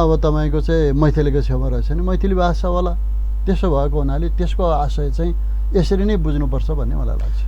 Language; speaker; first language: Nepali; non-native, local second language; Eastern Tamang